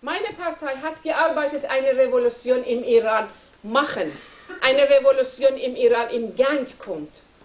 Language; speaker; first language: German; non-native, learner; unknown